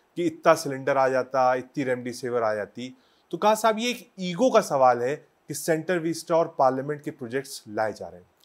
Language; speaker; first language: Hindi; native; Hindi